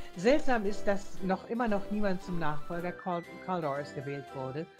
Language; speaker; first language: German; native; German